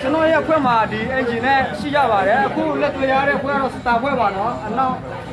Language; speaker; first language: Burmese; non-native, local second language; S'gaw Karen